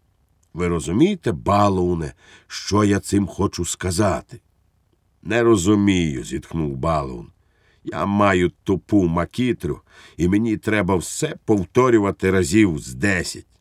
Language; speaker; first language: Ukrainian; native; Ukrainian